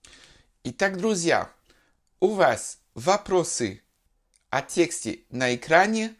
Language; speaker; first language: Russian; non-native, fluent; French